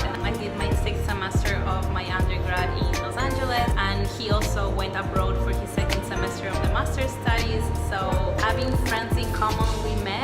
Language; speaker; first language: English; non-native, fluent; Spanish